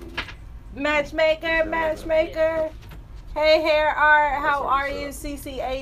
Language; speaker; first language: English; native; English